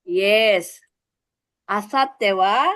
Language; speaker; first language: Japanese; non-native, fluent; Filipino